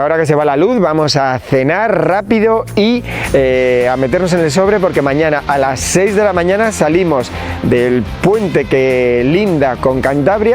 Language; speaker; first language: Spanish; native; Spanish